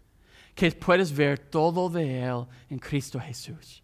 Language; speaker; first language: Spanish; non-native, fluent; English